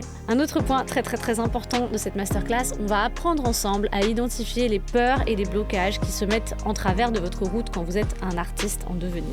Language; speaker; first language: French; native; French